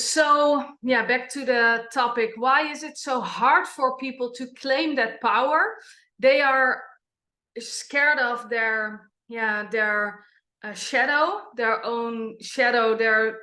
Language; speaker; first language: English; non-native, fluent; Dutch